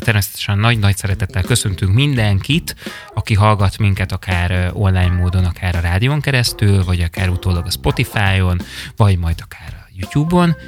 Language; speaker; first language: Hungarian; native; Hungarian